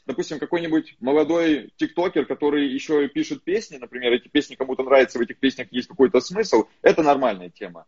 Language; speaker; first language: Russian; native; Russian